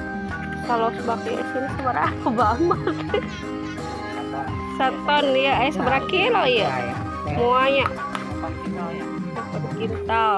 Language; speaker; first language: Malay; non-native, local second language; Sundanese